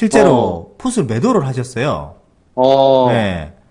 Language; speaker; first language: Korean; native; Korean